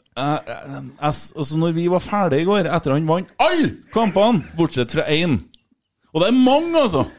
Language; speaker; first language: Norwegian; native; Norwegian